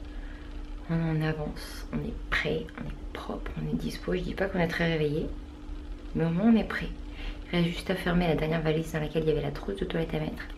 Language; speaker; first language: French; native; French